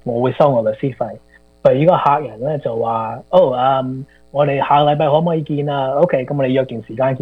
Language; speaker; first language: Chinese; early bilingual, heritage; Cantonese